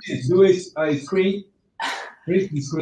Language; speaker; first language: English; non-native, learner; Portuguese